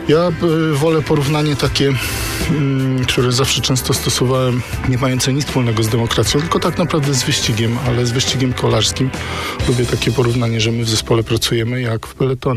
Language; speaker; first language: Polish; native; Polish